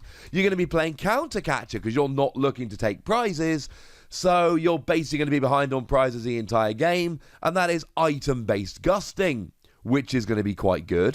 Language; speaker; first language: English; native; English